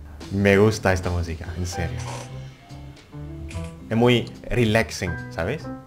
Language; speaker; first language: Spanish; non-native, learner; Indonesian